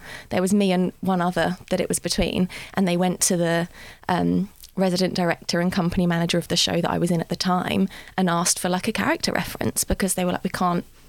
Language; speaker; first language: English; native; English